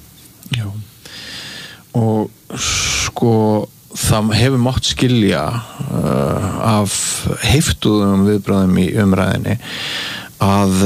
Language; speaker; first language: Icelandic; native; Icelandic